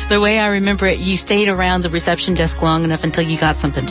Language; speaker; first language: English; native; English